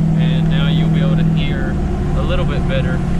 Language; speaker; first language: English; native; English